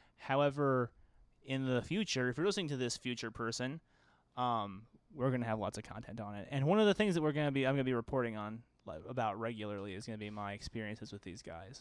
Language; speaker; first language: English; native; English